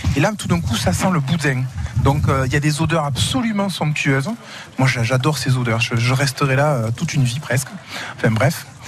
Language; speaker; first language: French; native; French